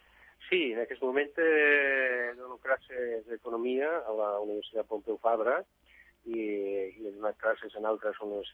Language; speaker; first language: Catalan; non-native, fluent; Italian